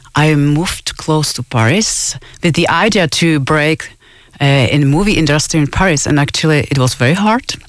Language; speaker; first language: English; non-native, fluent; Czech